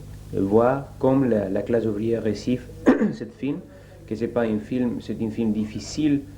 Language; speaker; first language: French; non-native, learner; Spanish